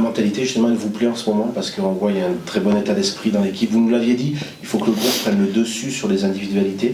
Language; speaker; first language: French; native; French